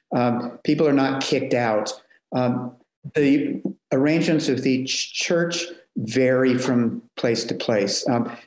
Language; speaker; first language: English; native; English